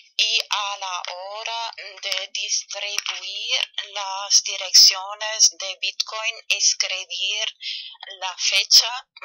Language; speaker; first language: Spanish; non-native, fluent; German